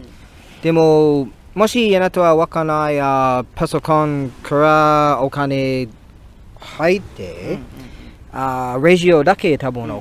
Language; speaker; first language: Japanese; non-native, learner; English